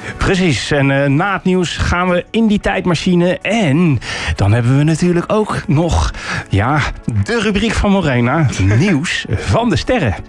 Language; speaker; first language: Dutch; native; Dutch